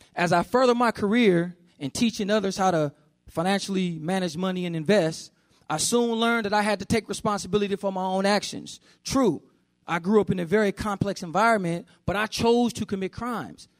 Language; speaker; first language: English; native; English